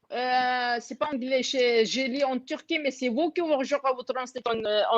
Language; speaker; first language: French; non-native, learner; Turkish